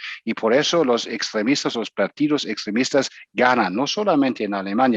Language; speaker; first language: Spanish; non-native, fluent; German